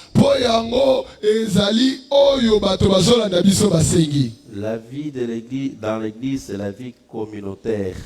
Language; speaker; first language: French; non-native, local second language; Luba-Lulua